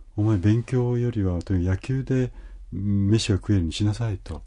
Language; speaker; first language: Japanese; early bilingual, other home language; Korean